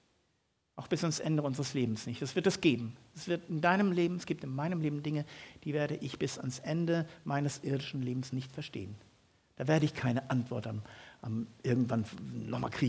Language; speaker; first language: German; native; German